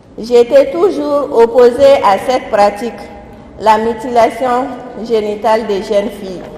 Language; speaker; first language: French; non-native, local second language; Soninke